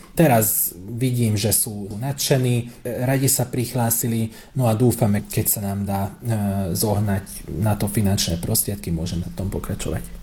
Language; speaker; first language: Slovak; early bilingual, heritage; Slovak